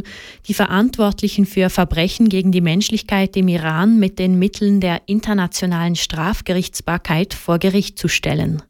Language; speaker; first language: German; native; German